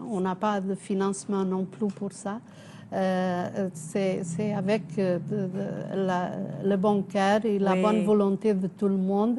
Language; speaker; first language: French; non-native, fluent; Portuguese